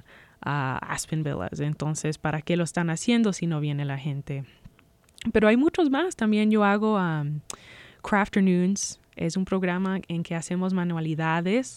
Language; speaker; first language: Spanish; early bilingual, heritage; Spanish